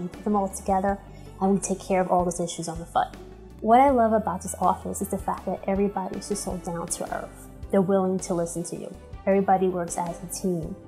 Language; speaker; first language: English; early bilingual, other home language; Spanish